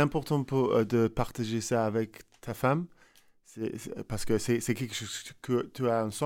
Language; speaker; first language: French; non-native, learner; English